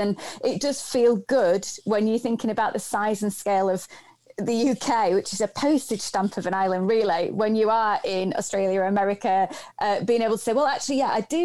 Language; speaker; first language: English; native; English